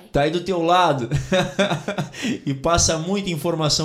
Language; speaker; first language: Portuguese; native; Portuguese